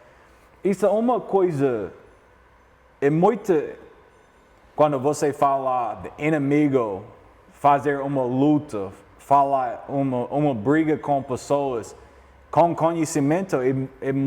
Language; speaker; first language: Portuguese; non-native, learner; English